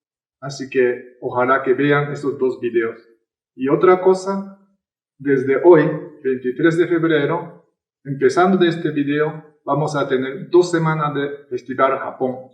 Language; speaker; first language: Spanish; non-native, fluent; Japanese